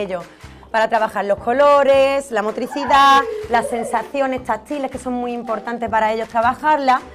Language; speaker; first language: Spanish; native; Spanish